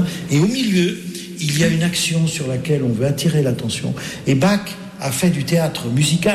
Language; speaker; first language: French; native; French